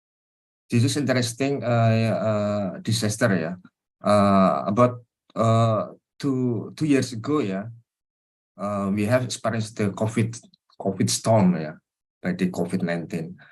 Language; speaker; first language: English; non-native, learner; Indonesian